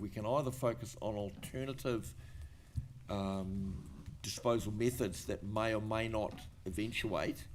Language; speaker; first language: English; native; English